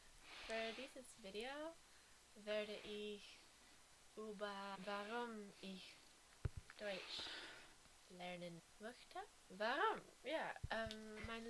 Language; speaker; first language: German; non-native, learner; English